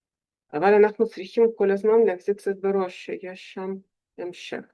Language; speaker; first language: Hebrew; non-native, fluent; Russian